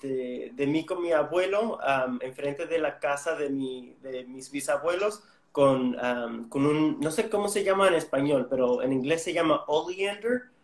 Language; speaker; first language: Spanish; non-native, fluent; English